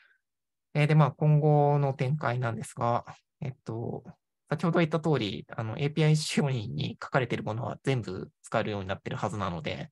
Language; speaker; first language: Japanese; native; Japanese